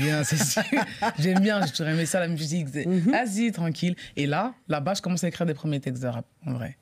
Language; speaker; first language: French; native; French